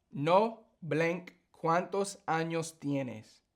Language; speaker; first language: Spanish; early bilingual, heritage; English